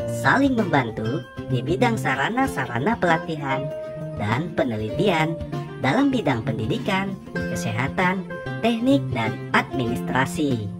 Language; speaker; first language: Indonesian; native; Indonesian